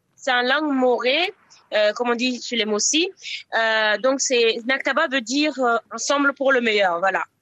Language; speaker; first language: French; non-native, local second language; Mossi